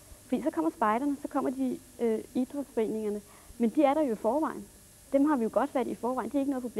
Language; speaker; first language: Danish; native; Danish